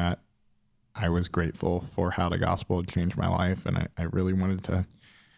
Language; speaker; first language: English; native; English